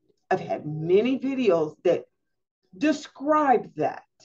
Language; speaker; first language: English; native; English